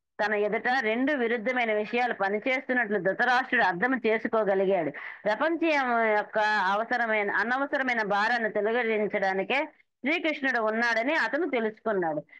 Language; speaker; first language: Telugu; native; Telugu